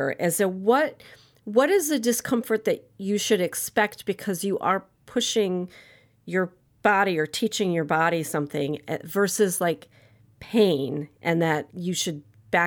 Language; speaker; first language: English; native; English